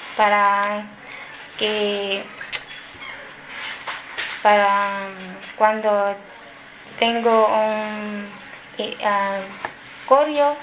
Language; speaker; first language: Spanish; non-native, learner; Filipino